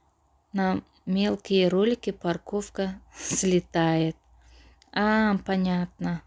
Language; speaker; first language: Russian; non-native, local second language; Tajik